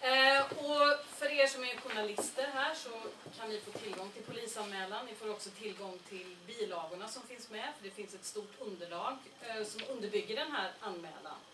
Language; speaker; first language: Swedish; native; Swedish